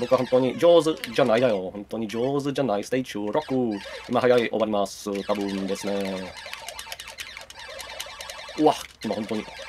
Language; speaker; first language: Japanese; non-native, learner; Czech